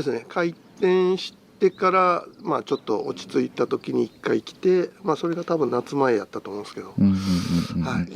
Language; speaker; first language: Japanese; native; Japanese